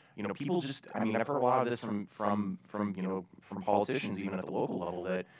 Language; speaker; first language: English; native; English